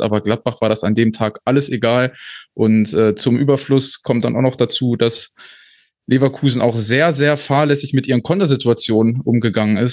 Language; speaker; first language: German; native; German